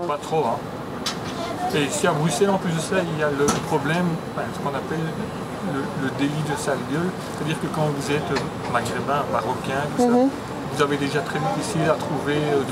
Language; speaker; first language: French; native; French